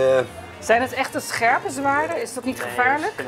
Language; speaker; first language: Dutch; native; Dutch